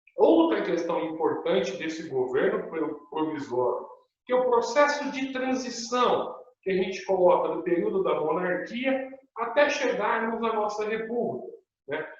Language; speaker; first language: Portuguese; native; Portuguese